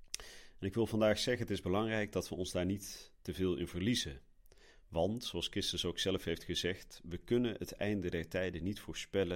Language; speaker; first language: Dutch; native; Dutch